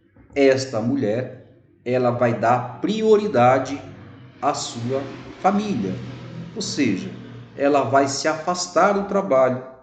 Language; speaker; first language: Portuguese; native; Portuguese